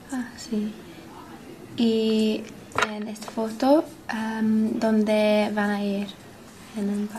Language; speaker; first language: Spanish; non-native, learner; English